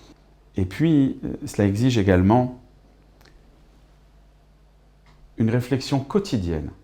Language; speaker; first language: French; native; French